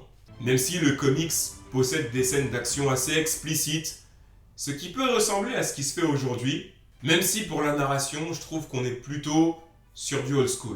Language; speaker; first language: French; native; French